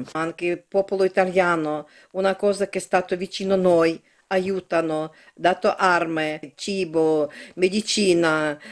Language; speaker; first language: Italian; non-native, learner; Ukrainian